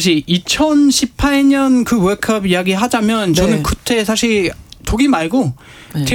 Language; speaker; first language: Korean; non-native, fluent; German